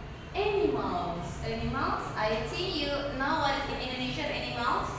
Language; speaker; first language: English; non-native, learner; Indonesian